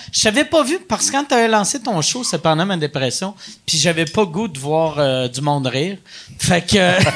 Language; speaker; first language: French; native; French